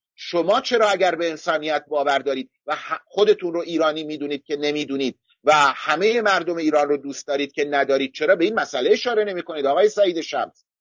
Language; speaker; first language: Persian; non-native, local second language; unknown